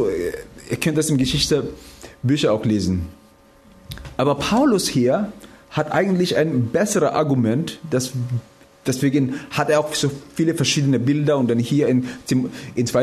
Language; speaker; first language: German; non-native, fluent; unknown